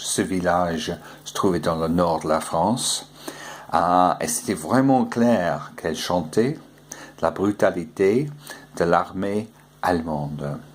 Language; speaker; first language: French; non-native, fluent; English